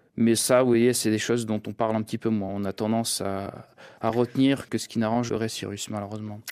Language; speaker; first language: French; early bilingual, other home language; Russian